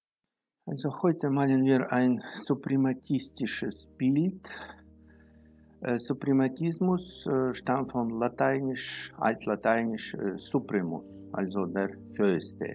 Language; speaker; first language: German; non-native, fluent; Russian